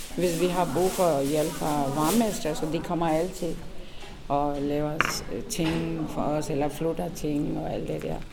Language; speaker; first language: Danish; non-native, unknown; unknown